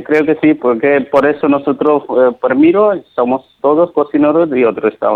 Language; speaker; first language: Spanish; non-native, learner; Nepali